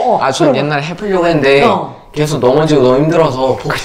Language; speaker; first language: Korean; early bilingual, other home language; English